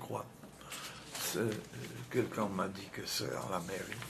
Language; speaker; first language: French; non-native, fluent; Czech